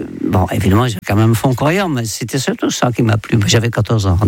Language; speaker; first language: French; non-native, fluent; Dutch